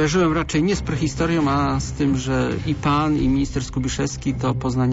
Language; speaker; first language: Polish; native; Polish